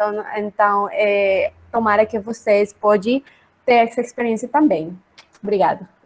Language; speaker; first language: Portuguese; non-native, learner; Spanish